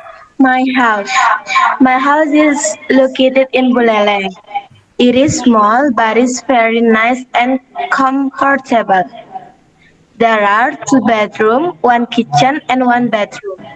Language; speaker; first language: English; non-native, learner; Indonesian